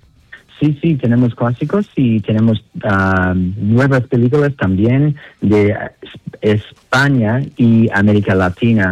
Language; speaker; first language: Spanish; non-native, learner; English